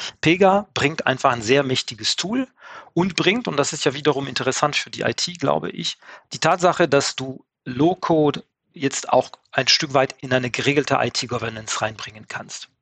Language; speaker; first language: German; non-native, fluent; French